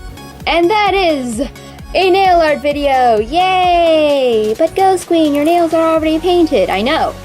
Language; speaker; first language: English; native; English